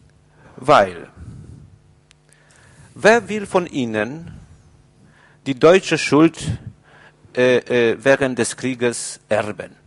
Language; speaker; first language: German; non-native, fluent; Polish